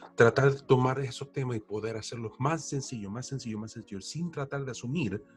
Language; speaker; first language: Spanish; early bilingual, heritage; Spanish